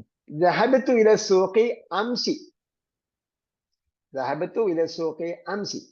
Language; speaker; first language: Arabic; non-native, fluent; Malayalam